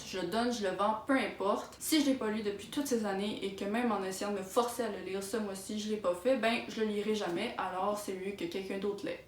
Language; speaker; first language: French; native; French